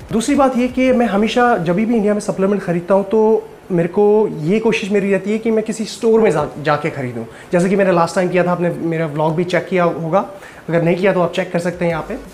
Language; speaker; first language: Hindi; native; Hindi